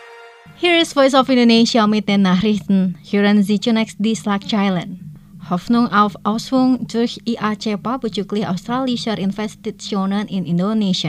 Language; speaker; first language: German; non-native, local second language; Indonesian